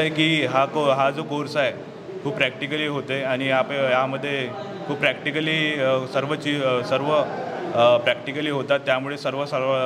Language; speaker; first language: Hindi; non-native, local second language; Marathi